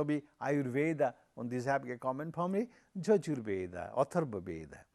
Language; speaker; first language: German; non-native, learner; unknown